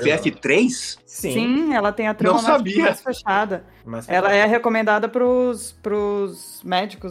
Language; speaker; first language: Portuguese; native; Portuguese